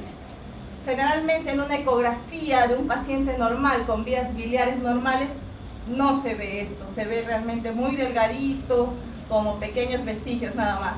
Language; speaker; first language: Spanish; native; Spanish